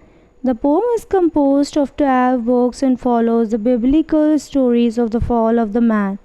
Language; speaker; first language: English; non-native, fluent; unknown